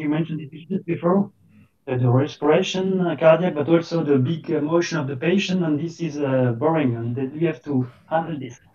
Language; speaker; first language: English; non-native, fluent; French